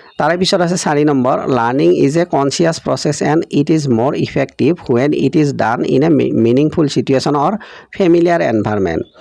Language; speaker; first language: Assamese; native; Assamese